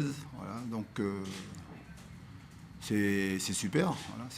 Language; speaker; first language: French; native; French